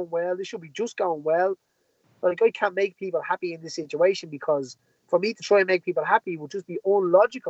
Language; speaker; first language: English; native; English